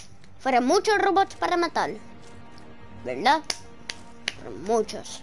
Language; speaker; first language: Spanish; early bilingual, heritage; English